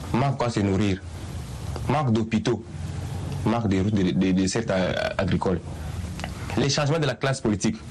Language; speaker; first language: French; non-native, local second language; Swahili